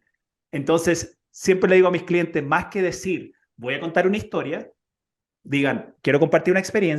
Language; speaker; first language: Spanish; native; Spanish